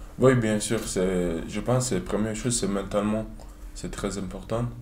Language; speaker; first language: French; non-native, learner; Turkish